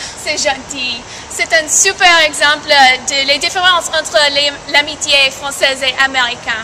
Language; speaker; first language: French; non-native, learner; English